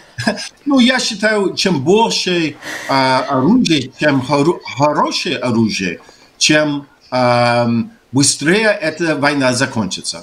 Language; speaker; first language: Russian; non-native, fluent; English